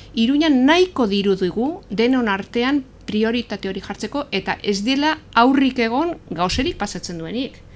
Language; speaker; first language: Basque; non-native, local second language; Spanish